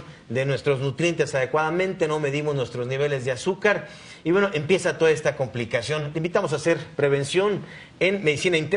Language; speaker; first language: Spanish; native; Spanish